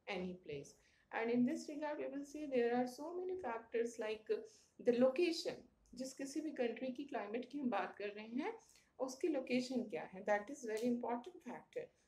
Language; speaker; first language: Hindi; native; Hindi